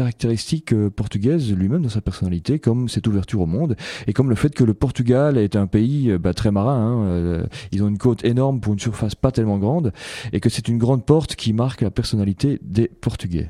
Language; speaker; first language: French; native; French